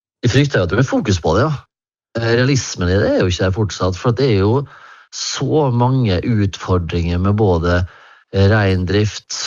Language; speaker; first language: Norwegian; native; Norwegian